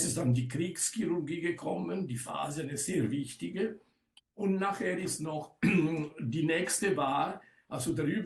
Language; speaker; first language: German; non-native, local second language; Italian